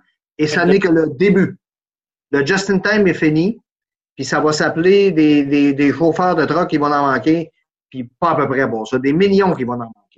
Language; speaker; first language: French; native; French